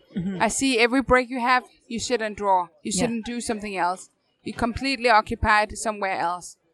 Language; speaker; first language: English; non-native, fluent; Danish